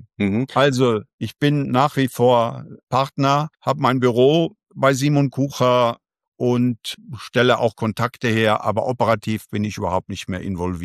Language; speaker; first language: German; native; German